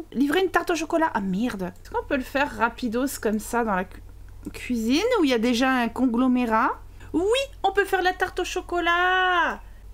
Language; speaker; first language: French; native; French